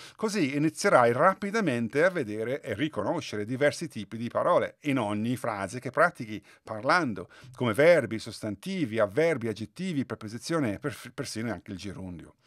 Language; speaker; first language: Italian; non-native, fluent; English